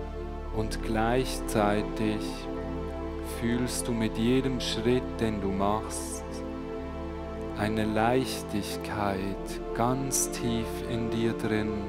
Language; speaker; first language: German; native; German